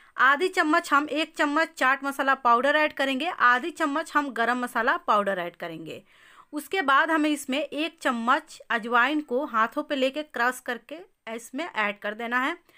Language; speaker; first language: Hindi; native; Hindi